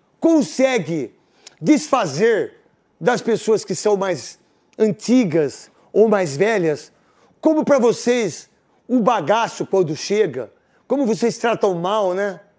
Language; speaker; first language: Portuguese; native; Portuguese